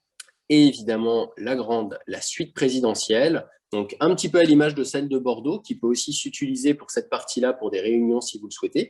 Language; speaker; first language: French; native; French